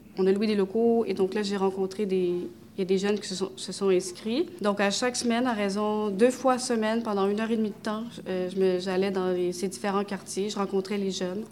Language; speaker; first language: French; native; French